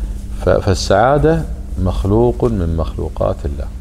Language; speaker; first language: Arabic; native; Arabic